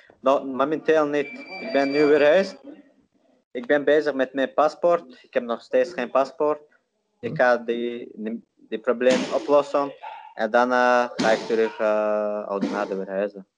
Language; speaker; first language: Dutch; non-native, learner; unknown